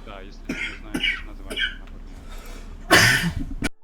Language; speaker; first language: Russian; non-native, learner; English